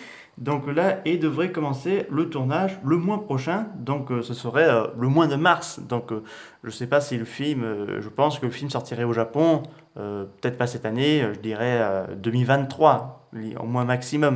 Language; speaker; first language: French; native; French